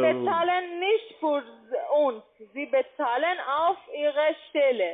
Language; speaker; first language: German; non-native, learner; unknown